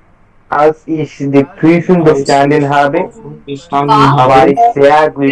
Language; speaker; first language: German; non-native, learner; Bangla